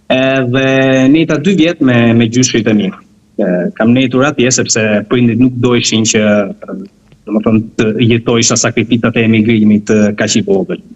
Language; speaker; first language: Albanian; early bilingual, heritage; Albanian